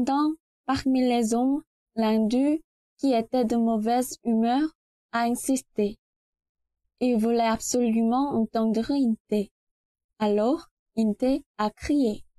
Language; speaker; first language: French; non-native, learner; Korean